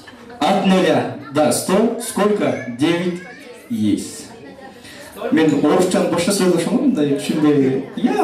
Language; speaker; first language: Russian; non-native, local second language; Kyrgyz